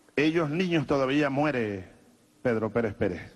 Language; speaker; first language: Spanish; native; Spanish